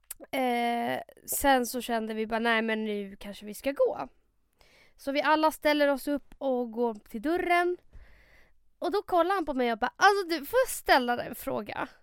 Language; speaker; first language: Swedish; early bilingual, other home language; Spanish